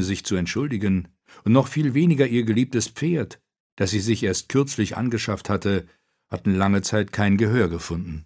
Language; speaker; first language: German; native; German